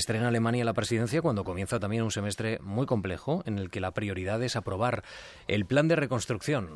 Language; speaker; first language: Spanish; native; Spanish